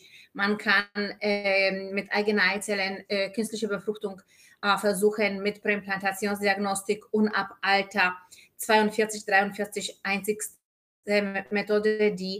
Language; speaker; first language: German; non-native, fluent; Polish